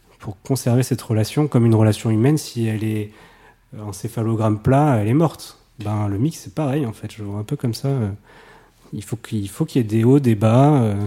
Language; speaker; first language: French; native; French